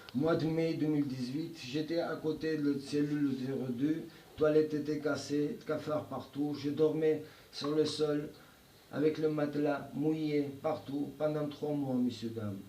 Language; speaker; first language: French; non-native, learner; Georgian